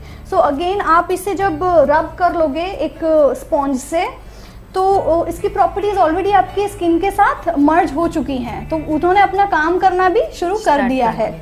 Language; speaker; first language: Hindi; native; Hindi